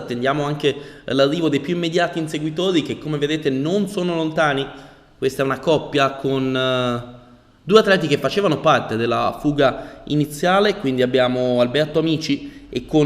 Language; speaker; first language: Italian; native; Italian